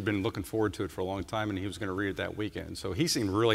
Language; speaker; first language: English; native; English